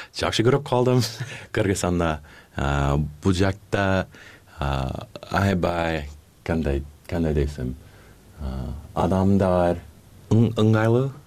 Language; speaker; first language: Kyrgyz; non-native, learner; English